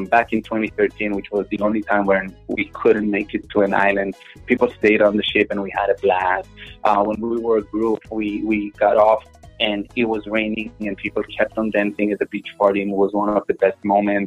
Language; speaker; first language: English; non-native, fluent; Hebrew